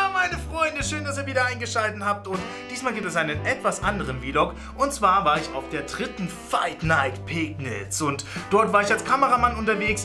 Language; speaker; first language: German; native; German